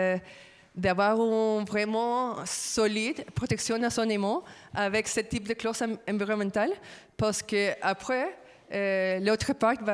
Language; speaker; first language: French; non-native, fluent; Spanish